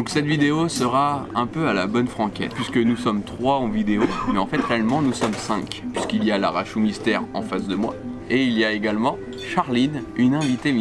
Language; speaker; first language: French; native; French